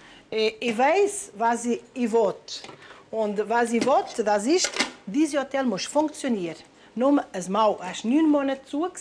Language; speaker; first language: German; non-native, learner; Portuguese